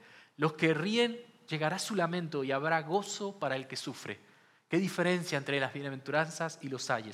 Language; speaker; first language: Spanish; native; Spanish